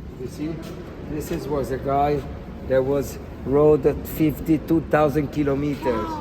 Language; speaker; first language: English; non-native, fluent; Italian